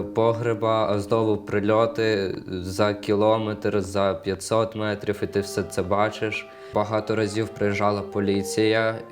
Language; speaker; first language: Ukrainian; native; Ukrainian